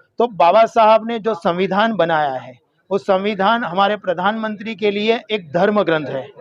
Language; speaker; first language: Hindi; non-native, local second language; Gujarati